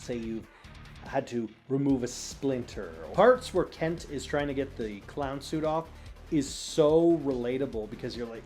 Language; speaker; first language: English; native; English